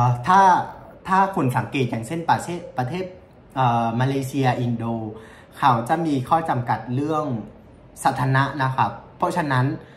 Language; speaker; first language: Thai; non-native, fluent; Vietnamese